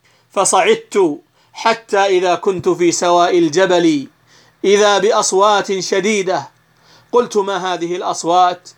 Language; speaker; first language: Arabic; native; Arabic